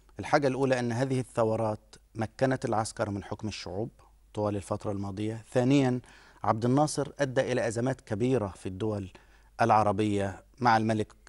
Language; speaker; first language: Arabic; native; Arabic